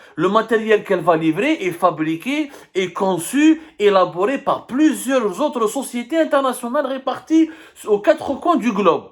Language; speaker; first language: French; non-native, local second language; Arabic